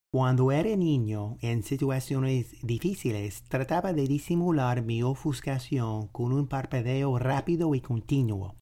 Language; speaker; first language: Spanish; non-native, fluent; English